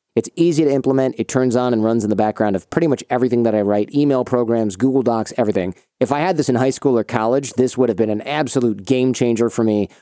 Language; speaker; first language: English; native; English